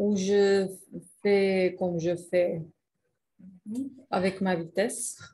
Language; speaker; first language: French; non-native, fluent; Russian